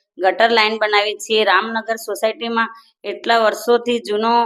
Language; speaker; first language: Gujarati; native; Gujarati